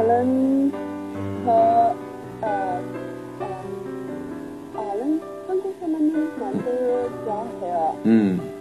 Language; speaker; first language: Korean; non-native, learner; Chinese